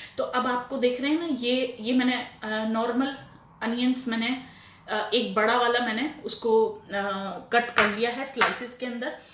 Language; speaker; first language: Urdu; native; Urdu